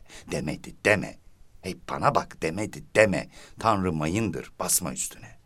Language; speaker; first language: Turkish; native; Turkish